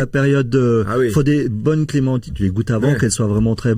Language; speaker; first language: French; native; French